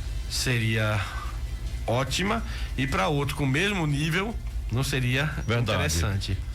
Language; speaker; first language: Portuguese; native; Portuguese